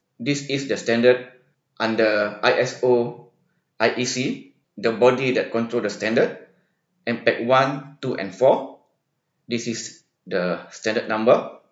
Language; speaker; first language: English; non-native, local second language; Malay